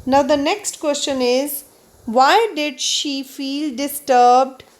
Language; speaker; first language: English; non-native, local second language; Punjabi